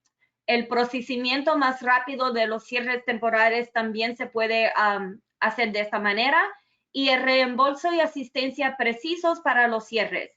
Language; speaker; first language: Spanish; early bilingual, other home language; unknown